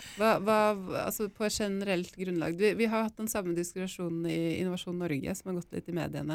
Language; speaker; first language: Norwegian; native; Norwegian